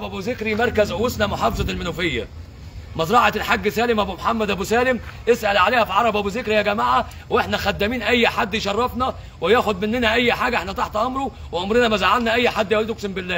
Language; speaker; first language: Arabic; native; Arabic